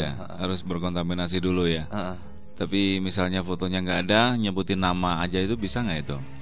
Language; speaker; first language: Indonesian; native; Indonesian